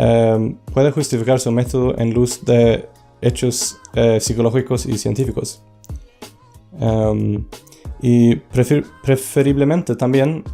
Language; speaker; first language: Spanish; non-native, fluent; Swedish